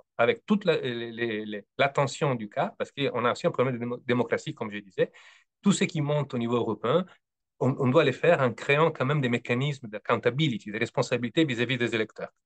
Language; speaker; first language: French; non-native, fluent; Italian